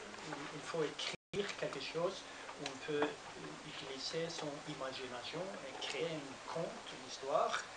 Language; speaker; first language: French; non-native, learner; Norwegian